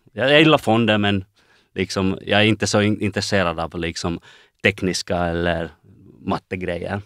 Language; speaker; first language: Swedish; non-native, local second language; Finnish